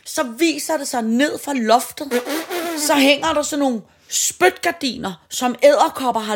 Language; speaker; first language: Danish; native; Danish